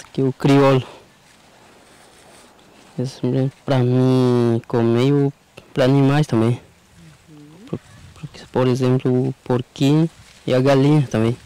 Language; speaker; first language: Portuguese; non-native, local second language; Guarani